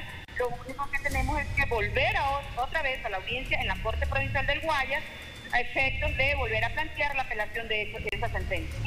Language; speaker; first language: Spanish; native; Spanish